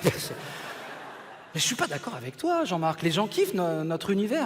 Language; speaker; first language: French; native; French